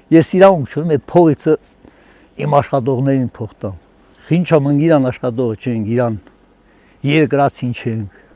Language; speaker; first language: Armenian; native; Armenian